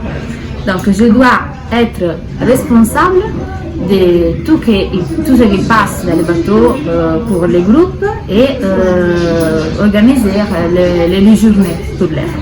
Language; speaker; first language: French; non-native, fluent; Italian